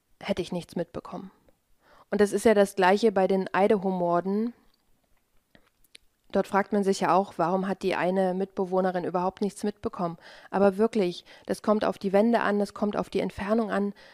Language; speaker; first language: German; native; German